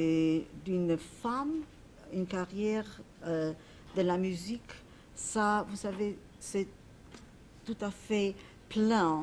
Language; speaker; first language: French; non-native, fluent; Polish